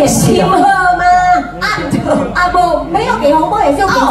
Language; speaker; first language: Chinese; native; Chinese